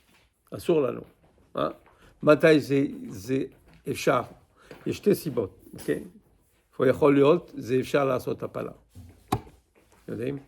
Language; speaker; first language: Hebrew; non-native, fluent; English